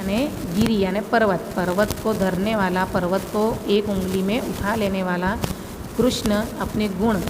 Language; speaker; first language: Urdu; non-native, local second language; Gujarati